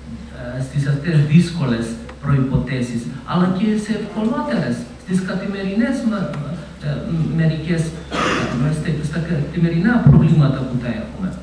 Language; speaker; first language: Greek; non-native, fluent; Macedonian